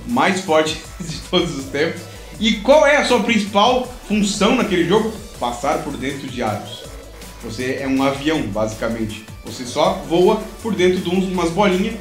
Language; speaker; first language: Portuguese; native; Portuguese